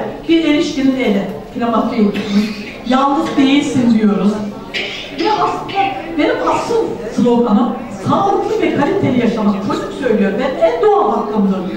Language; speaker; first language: Turkish; native; Turkish